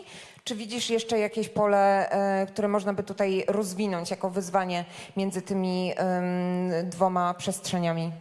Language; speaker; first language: Polish; native; Polish